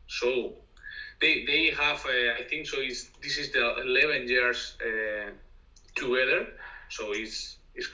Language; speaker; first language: English; non-native, learner; Spanish